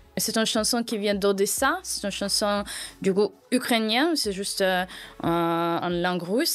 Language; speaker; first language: French; non-native, fluent; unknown